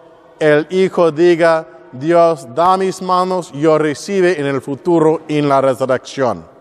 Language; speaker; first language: Spanish; non-native, learner; English